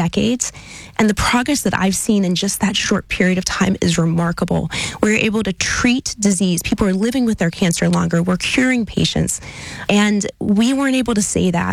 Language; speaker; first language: English; native; English